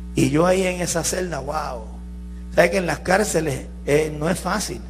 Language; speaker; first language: Spanish; early bilingual, heritage; Spanish